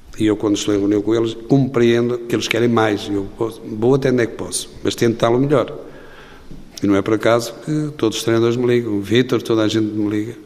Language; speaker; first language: Portuguese; native; Portuguese